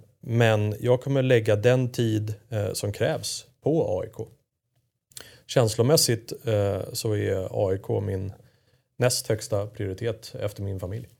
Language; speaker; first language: Swedish; native; Swedish